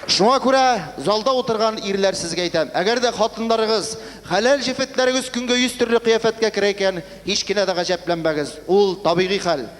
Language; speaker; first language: Tatar; native; Tatar